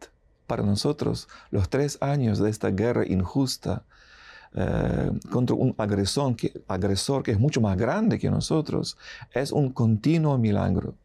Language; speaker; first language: Spanish; non-native, fluent; Ukrainian